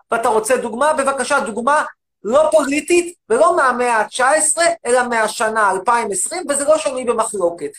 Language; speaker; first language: Hebrew; native; Hebrew